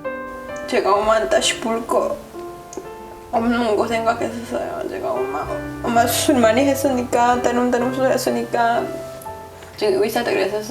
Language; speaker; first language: Korean; non-native, learner; Spanish